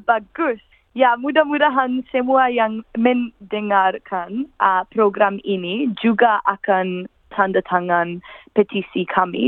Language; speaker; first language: Indonesian; non-native, fluent; English